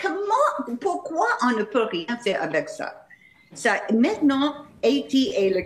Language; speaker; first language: French; non-native, fluent; English